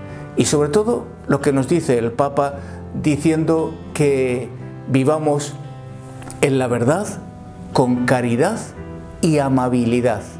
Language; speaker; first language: Spanish; native; Spanish